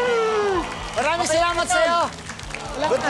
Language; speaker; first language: Filipino; native; Filipino